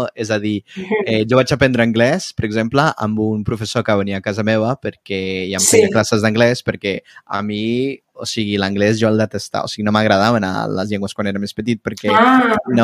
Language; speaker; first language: Catalan; non-native, fluent; Spanish